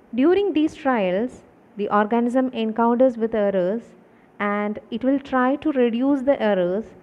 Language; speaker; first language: English; non-native, local second language; Malayalam